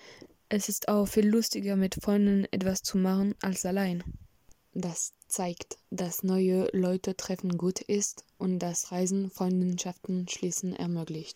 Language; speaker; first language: German; non-native, learner; French